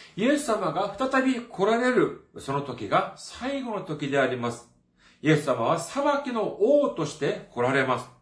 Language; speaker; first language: Japanese; non-native, fluent; Korean